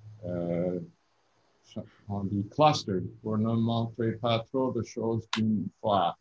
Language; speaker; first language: French; non-native, learner; English